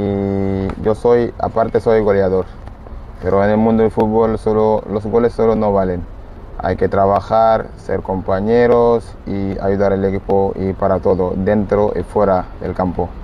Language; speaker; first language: Spanish; non-native, fluent; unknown